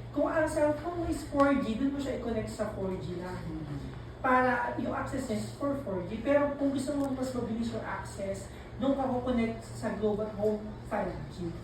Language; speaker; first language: Filipino; non-native, local second language; Bikol